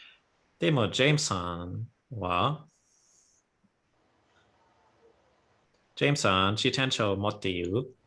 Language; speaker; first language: Japanese; non-native, fluent; English